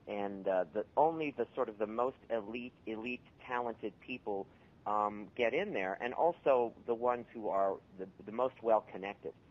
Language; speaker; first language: English; native; English